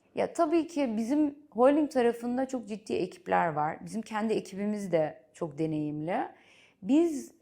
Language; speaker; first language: Turkish; early bilingual, heritage; Turkish